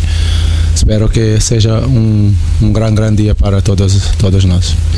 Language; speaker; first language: Spanish; non-native, fluent; Portuguese